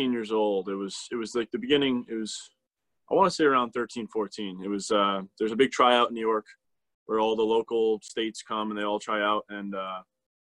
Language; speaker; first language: English; native; English